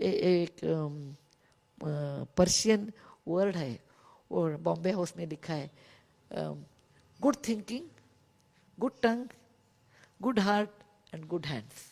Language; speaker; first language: Hindi; non-native, local second language; Kannada